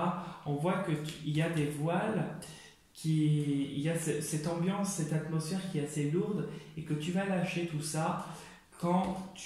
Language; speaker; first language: French; native; French